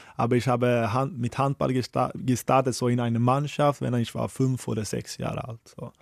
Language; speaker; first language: German; non-native, fluent; Swedish